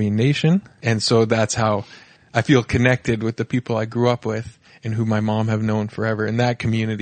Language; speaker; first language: English; native; English